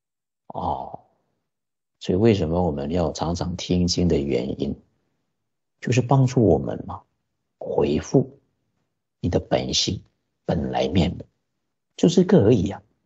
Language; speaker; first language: Chinese; native; Chinese